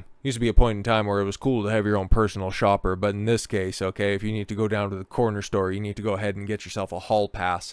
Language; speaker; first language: English; native; English